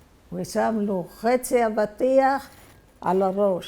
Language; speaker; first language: Hebrew; non-native, fluent; Arabic